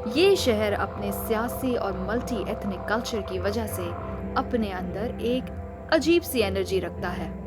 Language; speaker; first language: Urdu; native; Urdu